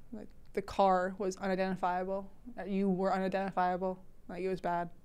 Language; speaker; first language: English; native; English